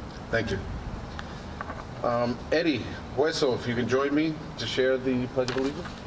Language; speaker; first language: English; early bilingual, other home language; Spanish